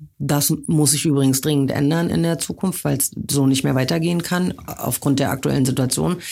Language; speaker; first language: German; native; German